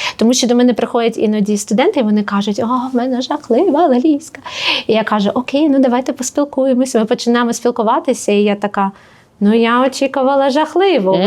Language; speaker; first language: Ukrainian; native; Ukrainian